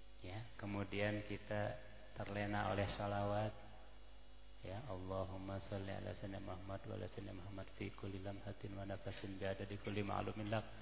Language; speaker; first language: Indonesian; non-native, local second language; Sundanese